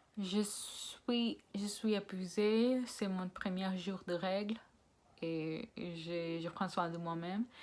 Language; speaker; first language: French; non-native, learner; Punjabi